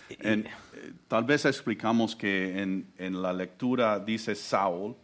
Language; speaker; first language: Spanish; non-native, fluent; English